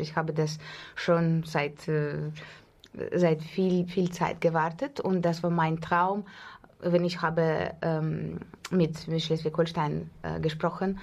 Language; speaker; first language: German; non-native, learner; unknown